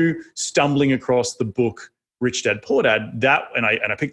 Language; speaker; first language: English; native; English